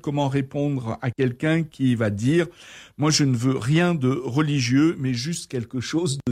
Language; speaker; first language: French; native; French